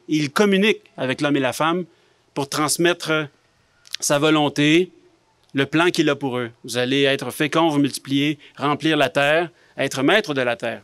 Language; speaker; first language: French; native; French